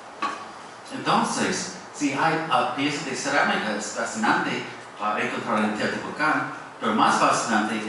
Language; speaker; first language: Spanish; non-native, fluent; English